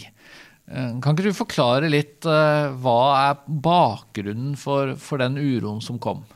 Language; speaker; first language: Norwegian; native; Norwegian